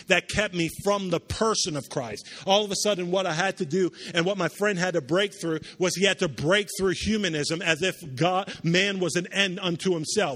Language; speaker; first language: English; native; English